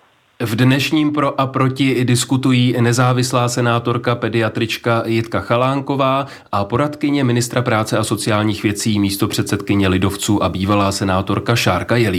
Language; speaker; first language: Czech; native; Czech